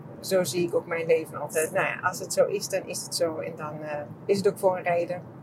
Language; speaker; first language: Dutch; non-native, fluent; Czech